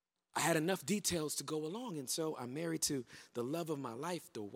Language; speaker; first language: English; native; English